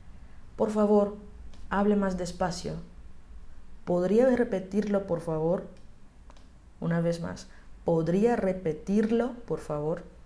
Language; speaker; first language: Spanish; non-native, fluent; Portuguese